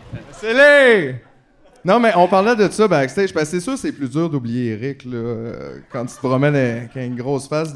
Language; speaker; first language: French; native; French